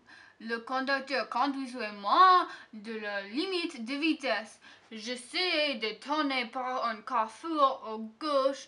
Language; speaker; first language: French; non-native, learner; English